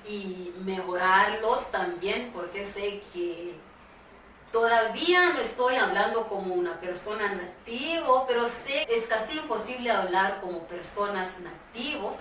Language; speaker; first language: Spanish; non-native, fluent; Swahili